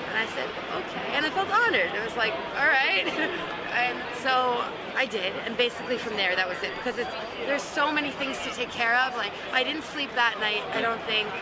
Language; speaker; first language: English; native; English